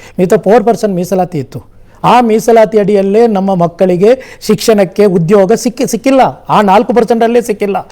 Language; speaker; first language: Kannada; non-native, local second language; Urdu